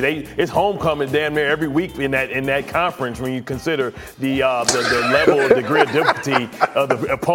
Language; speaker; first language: English; native; English